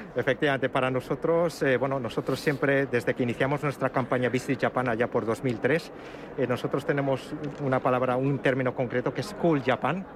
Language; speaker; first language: Spanish; early bilingual, other home language; Japanese